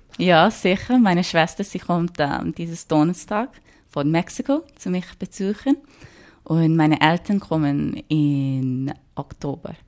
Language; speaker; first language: German; non-native, learner; English